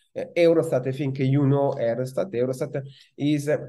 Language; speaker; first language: English; non-native, fluent; Italian